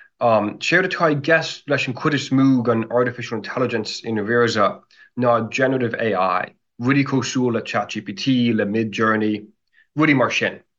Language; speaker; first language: Irish; non-native, fluent; English